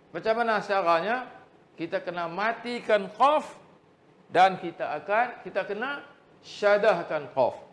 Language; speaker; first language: Malay; native; Malay